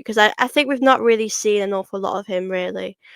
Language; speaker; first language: English; native; English